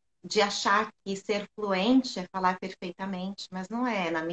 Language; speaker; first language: Portuguese; native; Portuguese